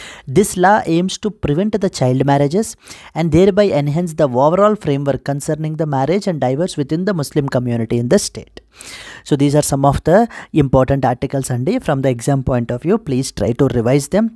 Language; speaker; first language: English; non-native, local second language; Telugu